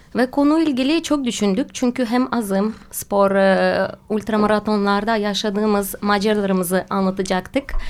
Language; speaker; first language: Turkish; non-native, fluent; Russian